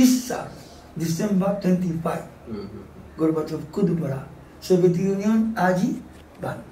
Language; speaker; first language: Hindi; non-native, fluent; Japanese